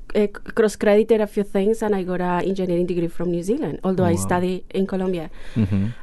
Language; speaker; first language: English; non-native, fluent; Spanish